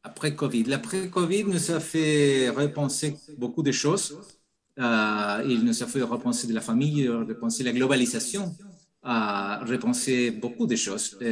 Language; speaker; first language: French; non-native, fluent; Spanish